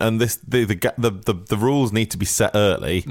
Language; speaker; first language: English; native; English